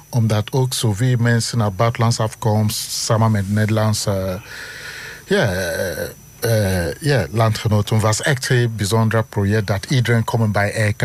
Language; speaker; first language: Dutch; non-native, fluent; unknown